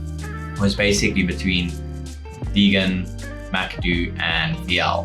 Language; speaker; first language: English; native; English